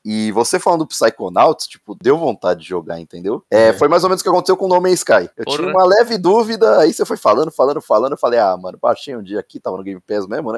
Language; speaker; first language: Portuguese; native; Portuguese